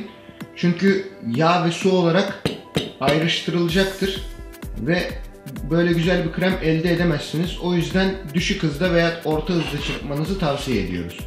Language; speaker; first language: Turkish; native; Turkish